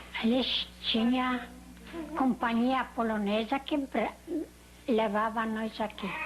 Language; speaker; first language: Portuguese; non-native, learner; Polish